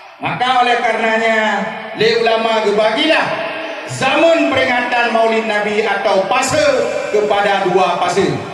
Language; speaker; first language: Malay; non-native, local second language; Achinese